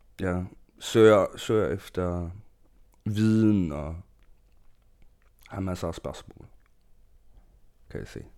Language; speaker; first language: Danish; non-native, local second language; Kalaallisut